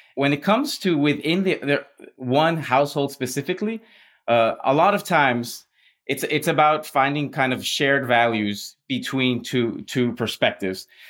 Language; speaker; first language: English; early bilingual, other home language; Spanish